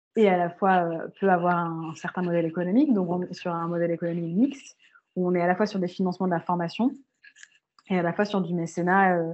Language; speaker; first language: French; native; French